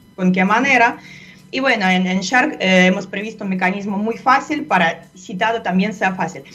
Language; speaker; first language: Spanish; non-native, fluent; Russian